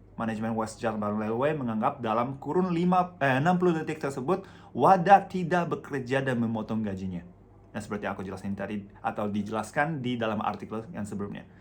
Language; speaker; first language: Indonesian; non-native, fluent; Japanese